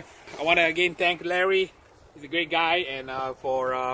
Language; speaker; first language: English; native; English